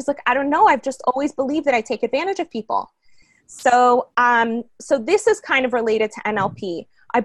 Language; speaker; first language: English; early bilingual, other home language; Spanish